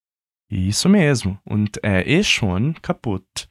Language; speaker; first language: German; non-native, fluent; Portuguese